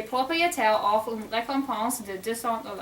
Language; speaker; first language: French; non-native, learner; English